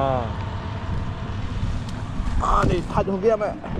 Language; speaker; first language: Hindi; non-native, local second language; Khasi